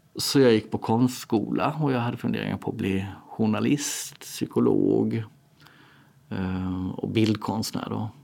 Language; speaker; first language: Swedish; native; Swedish